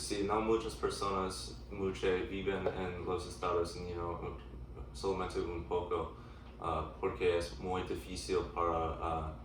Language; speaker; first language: Spanish; non-native, learner; English